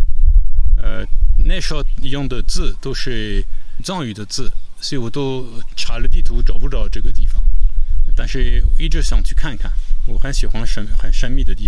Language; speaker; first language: Chinese; non-native, fluent; French